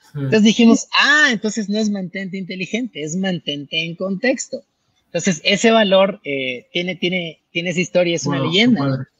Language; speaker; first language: Spanish; native; Spanish